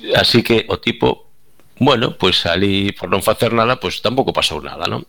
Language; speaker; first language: Galician; native; Galician